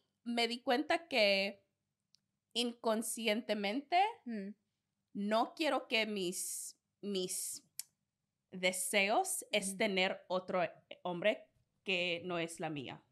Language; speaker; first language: Spanish; non-native, learner; English